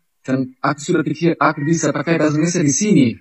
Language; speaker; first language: Indonesian; non-native, learner; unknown